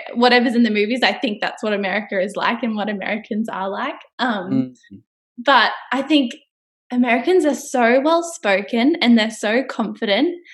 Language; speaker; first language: English; native; English